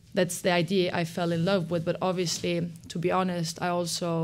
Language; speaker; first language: English; non-native, fluent; Swedish